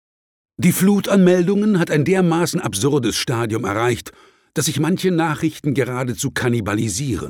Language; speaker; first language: German; native; German